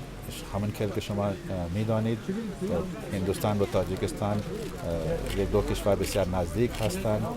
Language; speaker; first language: Persian; non-native, fluent; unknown